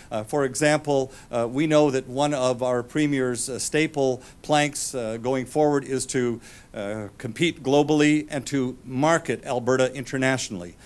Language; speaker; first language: English; native; English